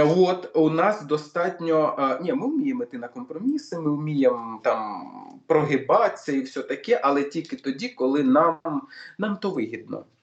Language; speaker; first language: Ukrainian; non-native, local second language; Russian